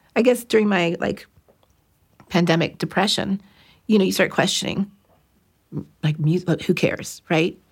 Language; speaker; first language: English; native; English